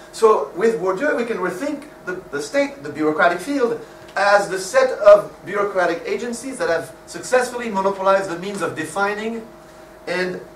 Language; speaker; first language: English; non-native, fluent; French